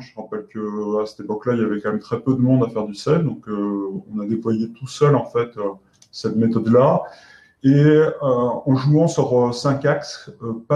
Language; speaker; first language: French; native; French